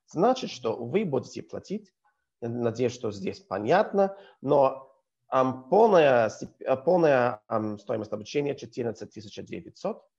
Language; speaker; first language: Russian; non-native, learner; English